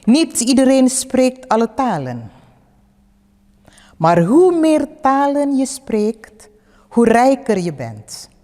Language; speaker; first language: Dutch; early bilingual, other home language; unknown